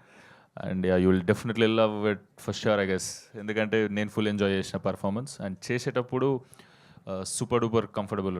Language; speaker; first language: Telugu; native; Telugu